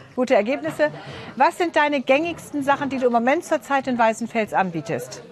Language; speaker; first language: German; native; German